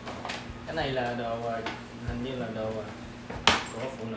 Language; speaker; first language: Vietnamese; early bilingual, other home language; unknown